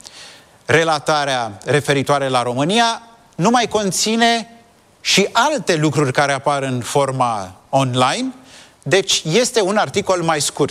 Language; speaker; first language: Romanian; native; Romanian